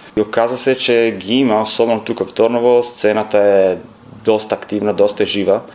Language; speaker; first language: Bulgarian; non-native, fluent; Italian